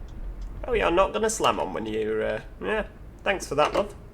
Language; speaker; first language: English; native; English